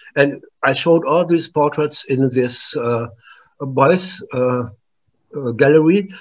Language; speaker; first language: English; non-native, learner; German